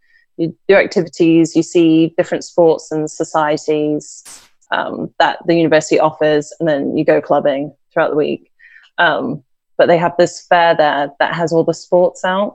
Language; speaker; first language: English; native; English